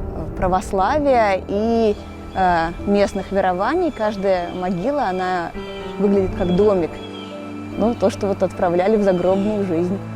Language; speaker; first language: Russian; native; Russian